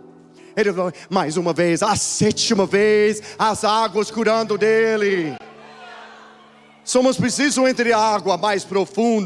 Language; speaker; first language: Portuguese; non-native, learner; English